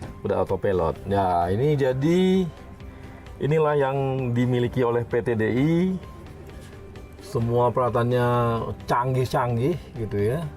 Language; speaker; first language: Indonesian; native; Indonesian